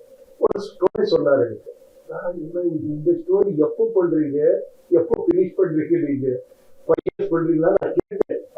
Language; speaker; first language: Tamil; non-native, learner; Kannada